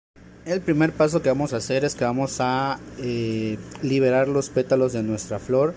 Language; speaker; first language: Spanish; native; Spanish